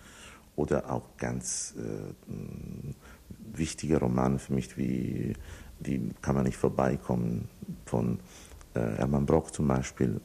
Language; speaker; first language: German; non-native, fluent; Italian